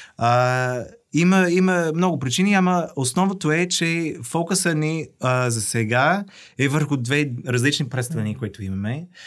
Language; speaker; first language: Bulgarian; non-native, fluent; English